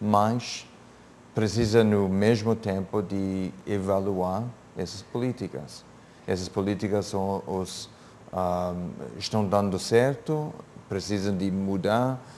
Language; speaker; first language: Portuguese; non-native, fluent; English